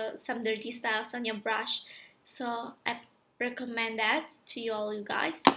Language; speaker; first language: English; non-native, fluent; Indonesian